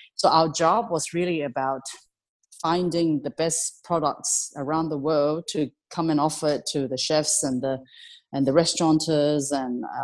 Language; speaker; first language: English; non-native, local second language; Cantonese